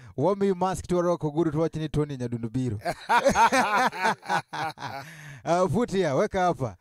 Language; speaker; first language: English; non-native, local second language; Luo (Kenya and Tanzania)